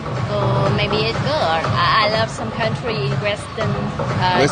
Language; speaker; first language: English; non-native, learner; Vietnamese